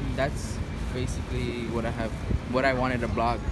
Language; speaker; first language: English; early bilingual, other home language; Spanish